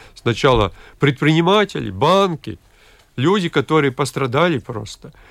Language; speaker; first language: Russian; non-native, local second language; Latvian